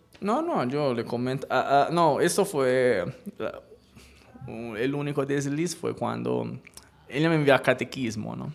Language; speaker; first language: Spanish; non-native, fluent; Italian